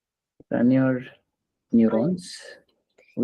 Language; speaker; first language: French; non-native, fluent; Hindi